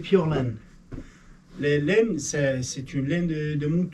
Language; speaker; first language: French; non-native, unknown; Persian